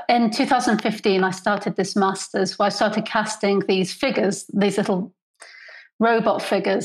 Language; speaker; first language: English; native; English